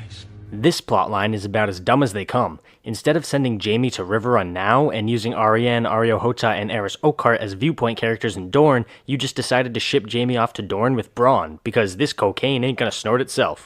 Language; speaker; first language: English; native; English